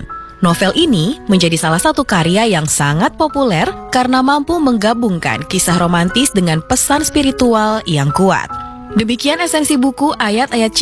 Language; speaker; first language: Indonesian; native; Indonesian